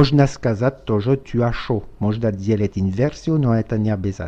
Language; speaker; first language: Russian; non-native, fluent; French